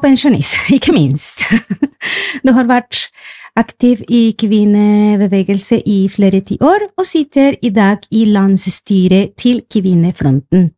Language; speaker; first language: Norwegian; non-native, fluent; Spanish